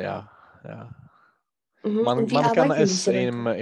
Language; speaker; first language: German; non-native, learner; Czech